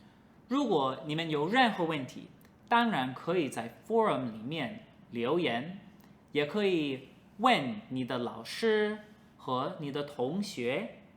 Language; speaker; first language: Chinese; non-native, fluent; English